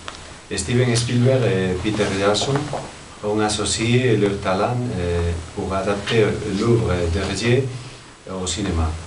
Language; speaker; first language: French; non-native, learner; Spanish